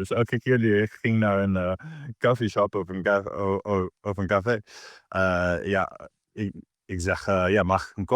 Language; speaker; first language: Dutch; non-native, learner; English